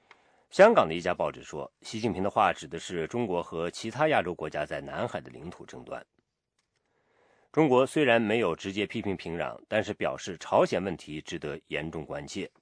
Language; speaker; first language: Chinese; native; Chinese